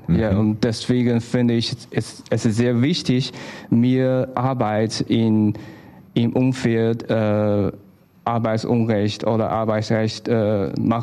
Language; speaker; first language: German; non-native, learner; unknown